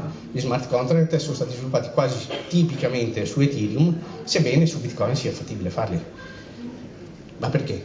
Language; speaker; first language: Italian; native; Italian